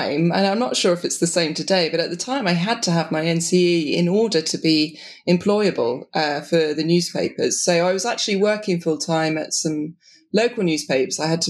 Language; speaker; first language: English; native; English